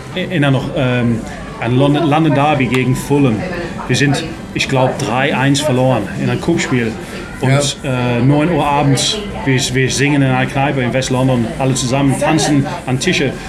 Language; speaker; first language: German; non-native, fluent; English